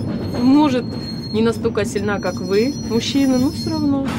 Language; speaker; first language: Russian; native; Russian